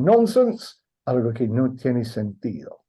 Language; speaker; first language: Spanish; non-native, fluent; English